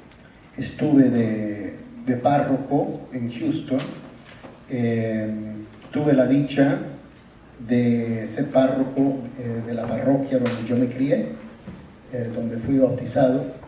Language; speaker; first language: Spanish; early bilingual, heritage; Spanish